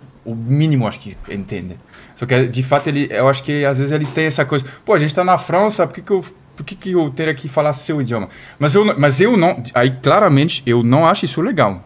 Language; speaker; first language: Portuguese; non-native, fluent; French